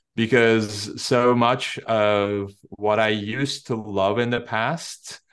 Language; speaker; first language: English; non-native, fluent; Turkish